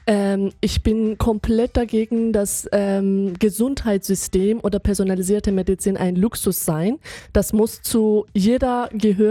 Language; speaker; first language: German; non-native, fluent; Persian